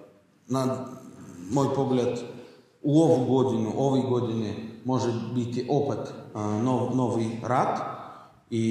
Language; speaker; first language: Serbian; non-native, learner; Russian